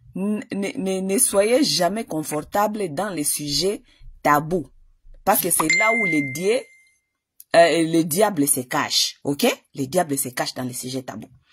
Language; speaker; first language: French; non-native, local second language; Lingala